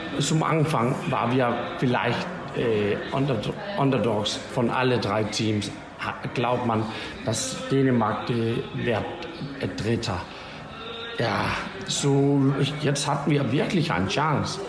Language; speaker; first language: German; non-native, learner; Danish